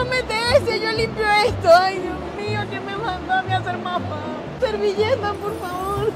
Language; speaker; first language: Spanish; native; Spanish